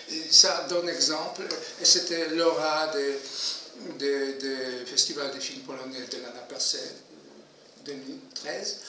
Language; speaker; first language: French; non-native, fluent; Polish